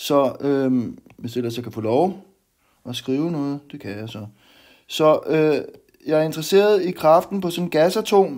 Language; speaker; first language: Danish; native; Danish